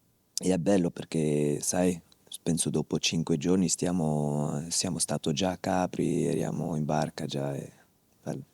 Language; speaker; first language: Italian; non-native, fluent; Dutch